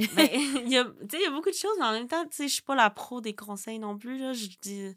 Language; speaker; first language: French; native; French